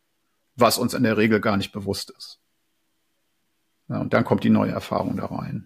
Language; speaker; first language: German; native; German